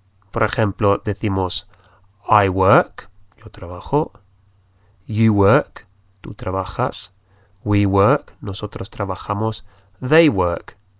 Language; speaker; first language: Spanish; native; Spanish